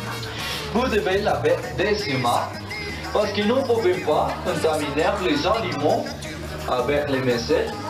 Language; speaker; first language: French; non-native, learner; Spanish